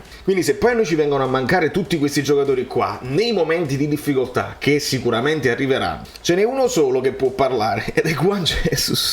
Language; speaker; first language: Italian; native; Italian